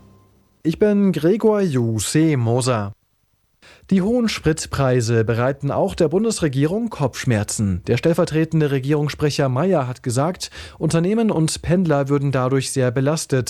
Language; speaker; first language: German; native; German